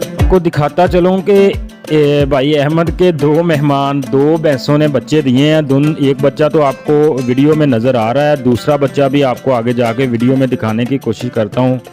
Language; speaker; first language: Urdu; non-native, local second language; Punjabi